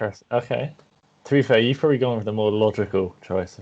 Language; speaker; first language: English; native; English